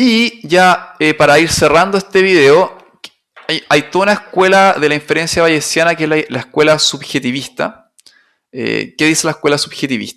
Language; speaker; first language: Spanish; native; Spanish